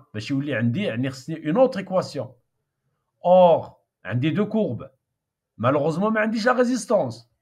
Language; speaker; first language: French; non-native, local second language; Arabic